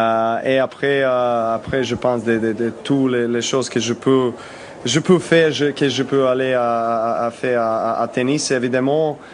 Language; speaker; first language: French; non-native, learner; Serbian